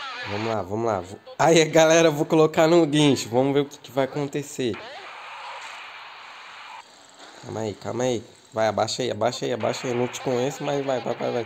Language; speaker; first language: Portuguese; native; Portuguese